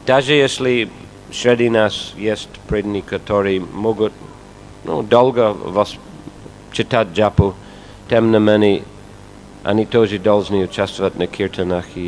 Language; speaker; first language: Russian; non-native, fluent; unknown